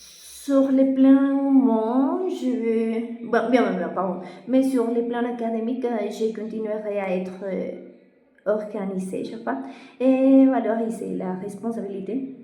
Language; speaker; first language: French; non-native, fluent; Spanish